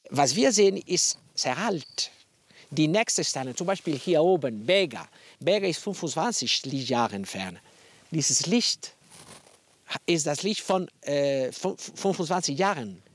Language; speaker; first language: German; non-native, learner; Spanish